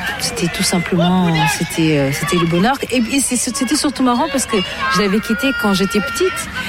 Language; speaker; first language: French; early bilingual, other home language; Portuguese